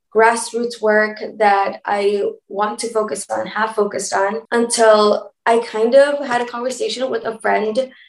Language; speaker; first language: English; early bilingual, other home language; Spanish